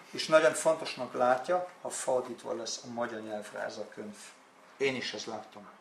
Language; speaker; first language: Hungarian; non-native, learner; German